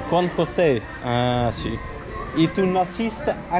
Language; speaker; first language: Spanish; non-native, learner; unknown